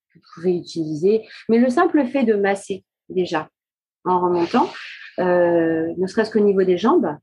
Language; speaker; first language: French; native; French